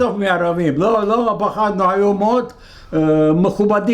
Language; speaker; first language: Hebrew; non-native, fluent; Yiddish